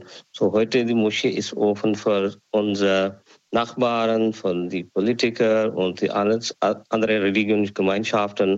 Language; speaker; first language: German; non-native, learner; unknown